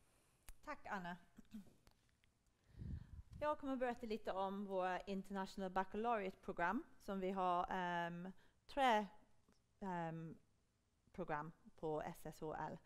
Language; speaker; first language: Swedish; non-native, fluent; English